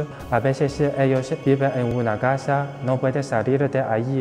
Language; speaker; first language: Spanish; non-native, local second language; Chinese